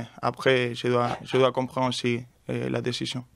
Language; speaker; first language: French; non-native, learner; Spanish